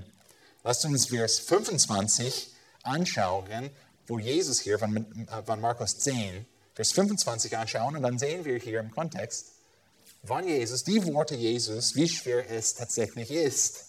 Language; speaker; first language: German; non-native, fluent; English